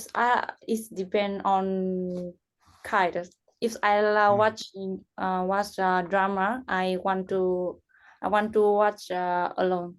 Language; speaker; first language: English; non-native, learner; Vietnamese